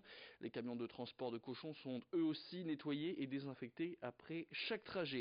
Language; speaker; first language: French; native; French